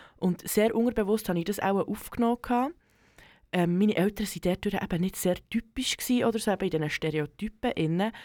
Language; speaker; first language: German; early bilingual, other home language; Serbian